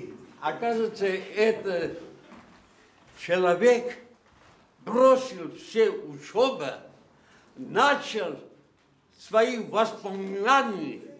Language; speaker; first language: Russian; non-native, local second language; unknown